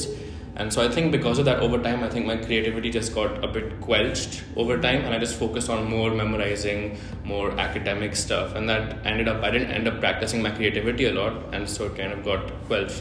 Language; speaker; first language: English; non-native, local second language; Hindi